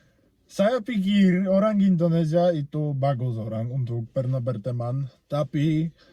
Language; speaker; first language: Indonesian; non-native, learner; Polish